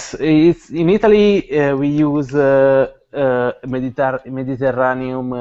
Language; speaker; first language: English; non-native, learner; Italian